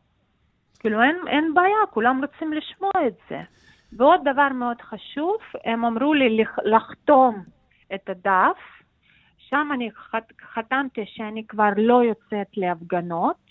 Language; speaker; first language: Hebrew; non-native, fluent; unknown